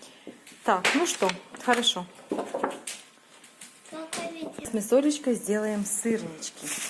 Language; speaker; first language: Russian; native; Russian